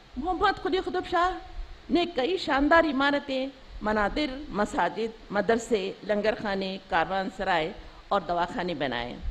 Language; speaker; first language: Urdu; native; Urdu